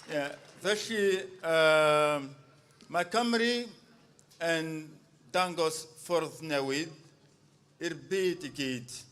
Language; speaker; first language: Welsh; non-native, fluent; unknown